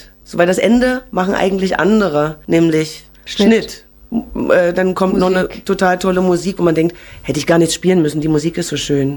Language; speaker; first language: German; native; German